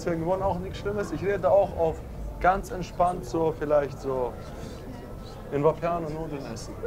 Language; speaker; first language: German; native; German